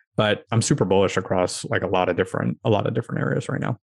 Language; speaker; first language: English; early bilingual, other home language; Hindi